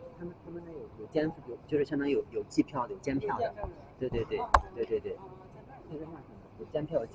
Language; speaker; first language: Chinese; native; Chinese